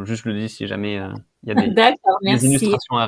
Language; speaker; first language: French; native; French